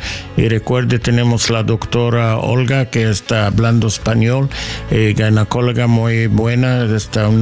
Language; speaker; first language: Spanish; non-native, learner; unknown